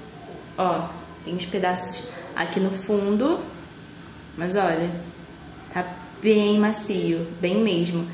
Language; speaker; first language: Portuguese; native; Portuguese